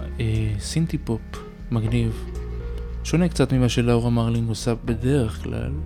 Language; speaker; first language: Hebrew; native; Hebrew